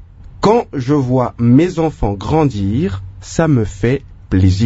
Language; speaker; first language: French; non-native, local second language; Lingala